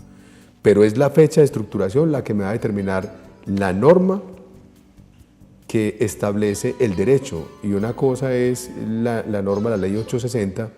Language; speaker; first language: Spanish; native; Spanish